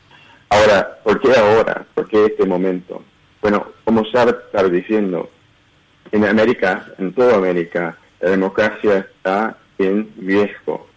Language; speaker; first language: Spanish; early bilingual, heritage; Spanish